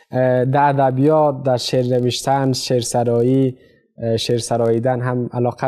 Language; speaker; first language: Persian; native; Persian